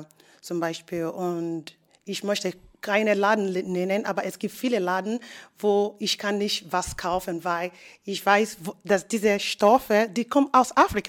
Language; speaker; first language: German; non-native, learner; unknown